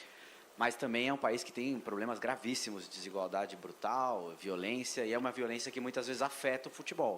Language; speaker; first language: Portuguese; native; Portuguese